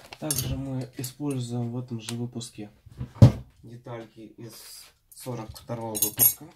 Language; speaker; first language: Russian; native; Russian